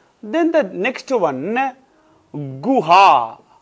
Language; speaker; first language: English; non-native, local second language; Tamil